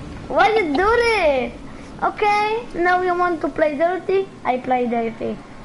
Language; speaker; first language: English; non-native, learner; Hebrew